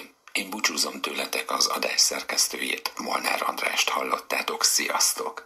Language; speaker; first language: Hungarian; native; Hungarian